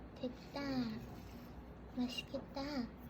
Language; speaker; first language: Korean; non-native, fluent; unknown